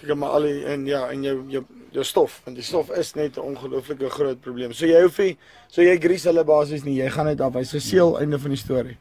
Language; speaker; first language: Afrikaans; native; Afrikaans